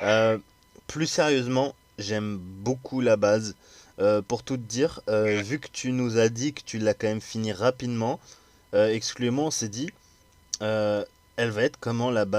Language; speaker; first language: French; native; French